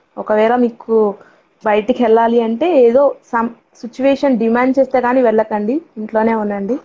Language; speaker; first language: Telugu; non-native, local second language; Tamil